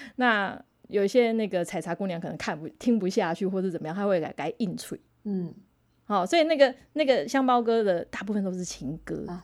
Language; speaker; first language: Chinese; non-native, local second language; Min Nan Chinese